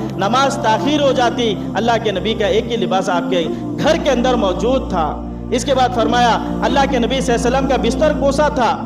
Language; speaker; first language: Urdu; native; Urdu